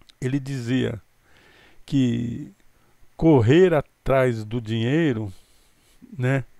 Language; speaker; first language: Portuguese; native; Portuguese